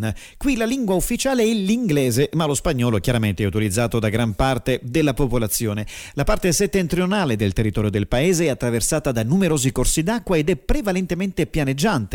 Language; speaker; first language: Italian; native; Italian